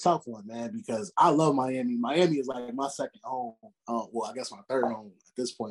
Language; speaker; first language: English; native; English